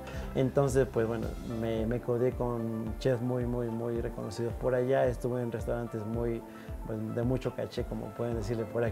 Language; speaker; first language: Spanish; native; Spanish